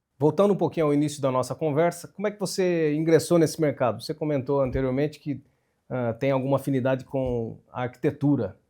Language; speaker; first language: Portuguese; native; Portuguese